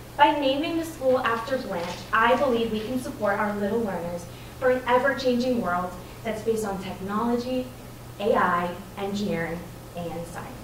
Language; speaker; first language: English; native; English